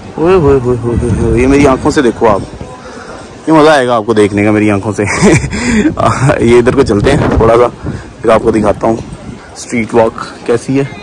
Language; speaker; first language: Urdu; non-native, local second language; Punjabi